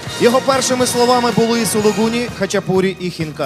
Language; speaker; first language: Ukrainian; native; Ukrainian